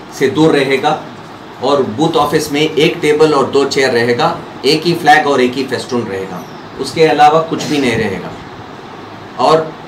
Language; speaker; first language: Hindi; non-native, local second language; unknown